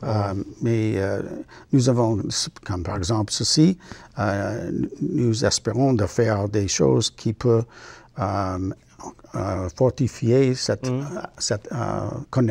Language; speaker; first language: French; non-native, learner; English